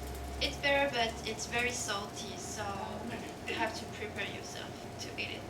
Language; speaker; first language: English; non-native, fluent; French